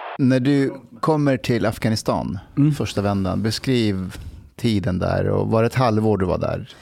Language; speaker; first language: Swedish; early bilingual, other home language; Persian